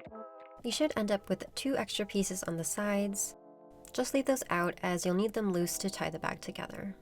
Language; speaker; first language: English; native; English